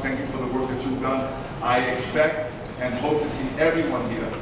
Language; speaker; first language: English; early bilingual, other home language; Spanish